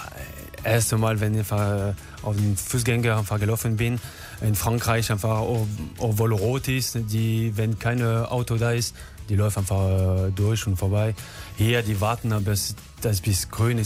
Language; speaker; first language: German; non-native, learner; French